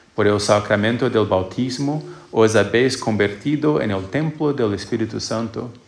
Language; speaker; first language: Spanish; non-native, fluent; English